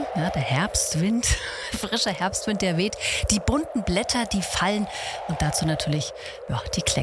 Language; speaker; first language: German; native; German